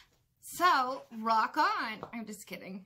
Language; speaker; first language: English; native; English